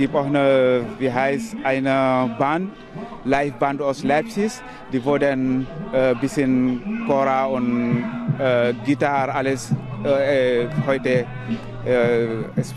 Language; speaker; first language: German; non-native, learner; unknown